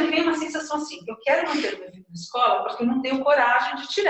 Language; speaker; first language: Portuguese; native; Portuguese